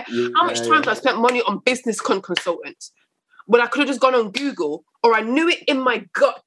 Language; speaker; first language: English; native; English